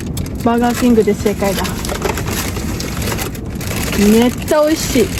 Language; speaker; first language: Japanese; non-native, fluent; Filipino